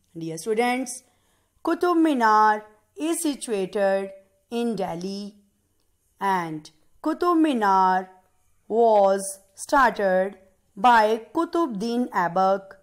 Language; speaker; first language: English; non-native, local second language; Punjabi